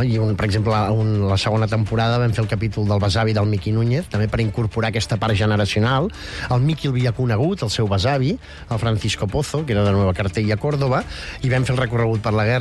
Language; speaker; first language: Catalan; native; Catalan